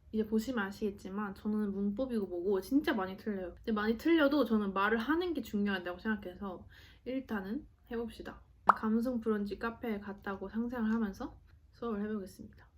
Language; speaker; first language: Korean; native; Korean